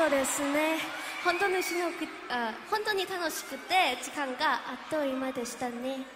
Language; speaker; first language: Japanese; non-native, learner; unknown